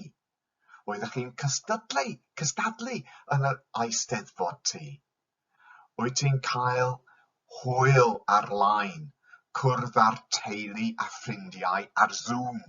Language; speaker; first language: Welsh; non-native, local second language; English